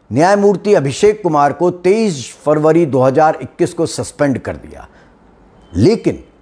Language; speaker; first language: Hindi; native; Hindi